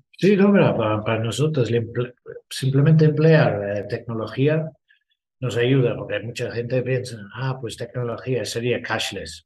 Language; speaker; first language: Spanish; non-native, fluent; English